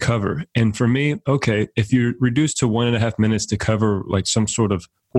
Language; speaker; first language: English; native; English